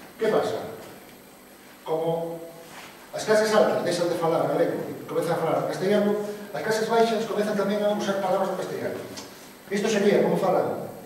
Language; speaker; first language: Galician; non-native, local second language; Spanish